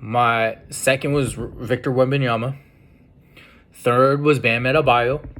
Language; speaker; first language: English; native; English